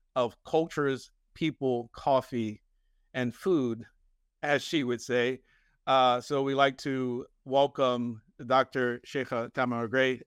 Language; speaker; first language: English; native; English